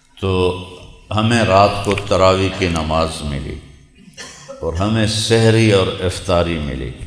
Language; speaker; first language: Urdu; non-native, local second language; Punjabi